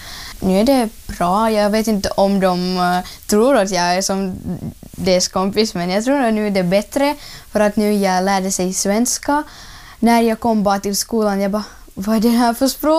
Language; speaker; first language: Swedish; non-native, learner; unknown